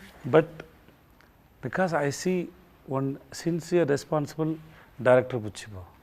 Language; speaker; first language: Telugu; non-native, learner; Tamil